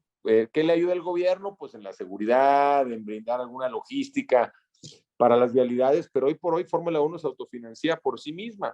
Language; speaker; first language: Spanish; native; Spanish